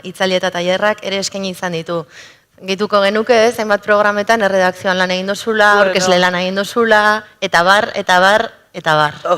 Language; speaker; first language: Basque; native; Basque